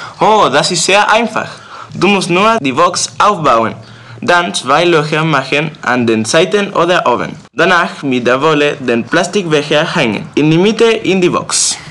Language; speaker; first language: German; non-native, learner; Spanish